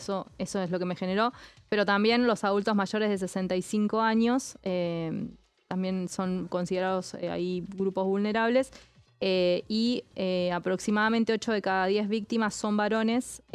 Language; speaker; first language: Spanish; native; Spanish